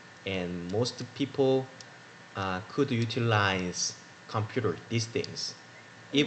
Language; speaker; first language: English; non-native, learner; Korean